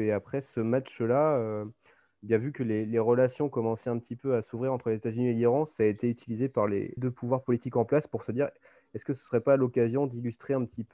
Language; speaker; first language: French; native; French